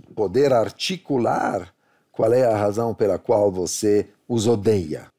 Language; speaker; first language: Portuguese; non-native, fluent; Italian